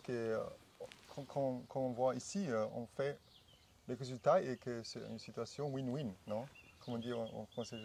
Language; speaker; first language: French; non-native, fluent; German